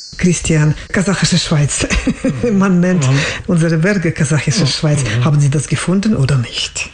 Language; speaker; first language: German; non-native, fluent; Kazakh